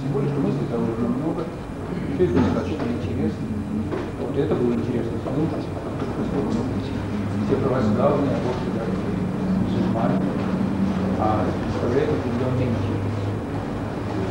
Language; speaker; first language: Russian; native; Russian